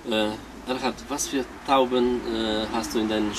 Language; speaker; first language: German; non-native, fluent; Polish